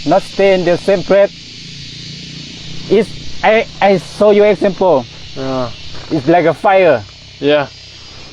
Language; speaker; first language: English; non-native, learner; Thai